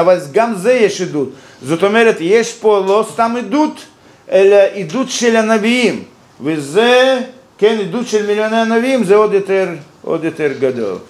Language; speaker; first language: Hebrew; non-native, fluent; Russian